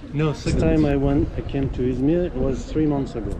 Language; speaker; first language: English; non-native, fluent; French